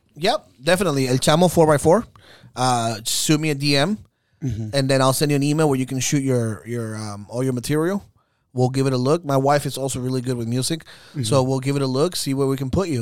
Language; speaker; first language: English; early bilingual, other home language; Spanish